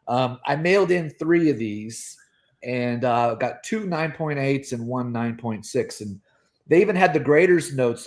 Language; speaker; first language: English; native; English